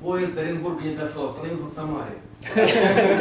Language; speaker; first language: Russian; native; Russian